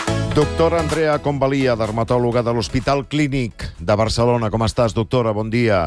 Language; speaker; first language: Catalan; native; Catalan